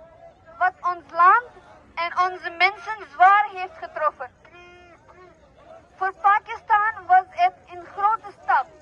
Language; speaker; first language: Dutch; non-native, fluent; Baluchi